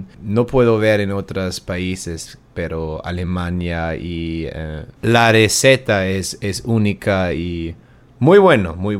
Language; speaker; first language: Spanish; non-native, learner; German